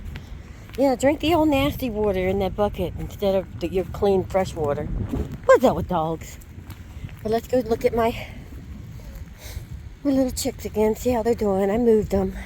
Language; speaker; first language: English; native; English